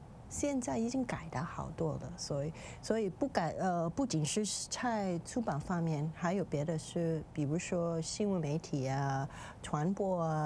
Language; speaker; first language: Chinese; non-native, fluent; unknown